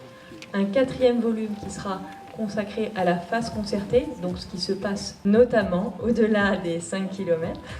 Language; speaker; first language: French; native; French